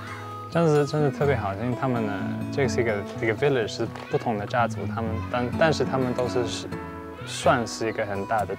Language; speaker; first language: Chinese; early bilingual, heritage; Chinese